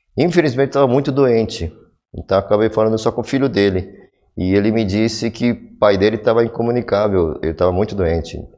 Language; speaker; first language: Portuguese; early bilingual, other home language; Korean